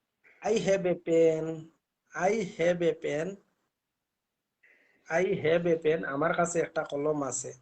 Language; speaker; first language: English; non-native, learner; Bangla